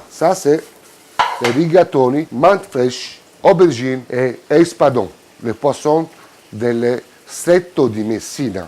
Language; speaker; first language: French; non-native, fluent; Italian